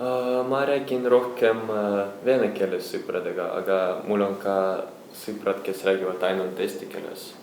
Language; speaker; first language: Estonian; non-native, local second language; Russian